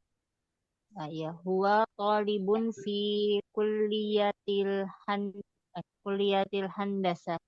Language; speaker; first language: Arabic; non-native, learner; Indonesian